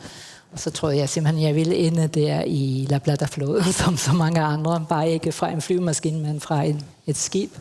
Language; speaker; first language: Danish; non-native, fluent; Spanish